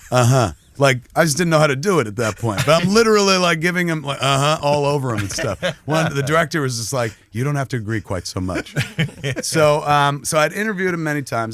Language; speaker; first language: English; native; English